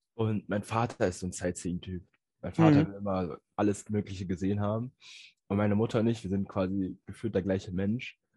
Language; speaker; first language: German; native; German